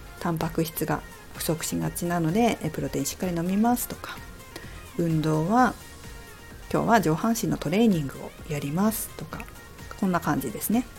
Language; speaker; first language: Japanese; native; Japanese